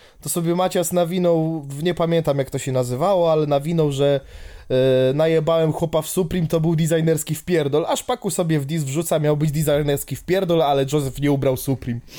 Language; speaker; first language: Polish; native; Polish